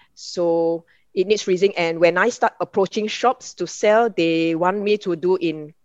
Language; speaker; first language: English; non-native, local second language; Min Nan Chinese